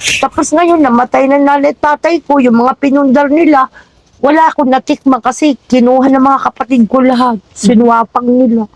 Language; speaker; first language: Filipino; non-native, local second language; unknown